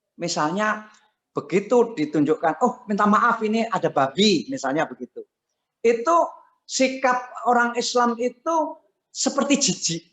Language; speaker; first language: Indonesian; non-native, local second language; Javanese